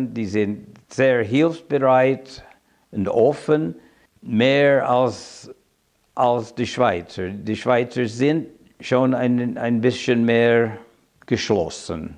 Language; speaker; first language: German; non-native, fluent; English